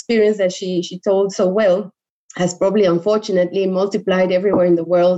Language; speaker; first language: English; non-native, fluent; Spanish